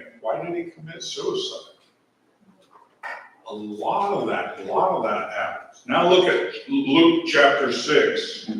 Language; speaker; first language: English; native; English